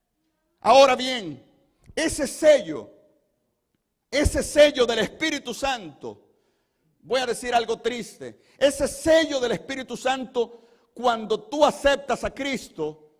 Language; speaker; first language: Spanish; native; Spanish